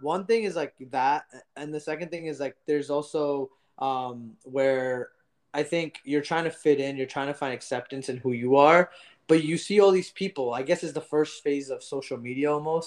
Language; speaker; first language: English; early bilingual, other home language; Gujarati